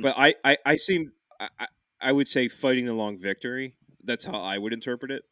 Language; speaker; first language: English; native; English